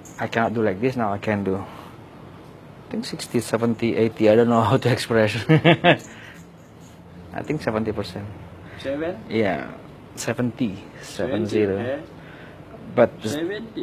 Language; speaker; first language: English; non-native, learner; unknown